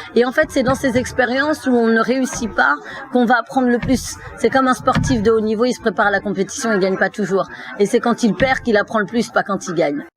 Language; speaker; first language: French; early bilingual, other home language; Fula